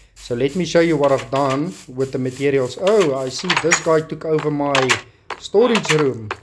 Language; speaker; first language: English; non-native, local second language; Afrikaans